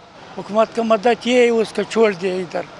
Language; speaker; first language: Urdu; non-native, local second language; Pashto